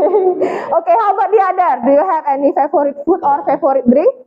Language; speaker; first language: English; non-native, fluent; Indonesian